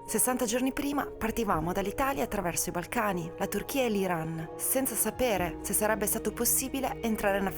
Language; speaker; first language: Italian; native; Italian